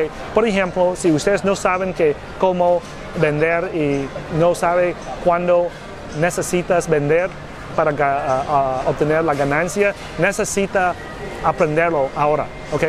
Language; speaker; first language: Spanish; non-native, learner; English